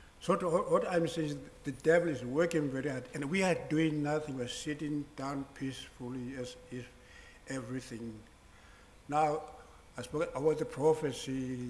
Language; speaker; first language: English; non-native, local second language; Southern Sotho